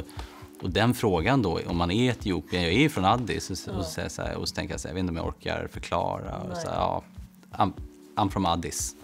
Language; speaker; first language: Swedish; native; Swedish